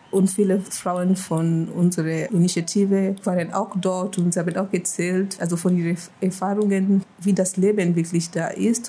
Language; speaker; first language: German; non-native, fluent; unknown